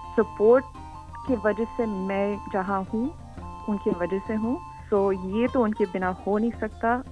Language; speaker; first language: Hindi; early bilingual, heritage; Hindi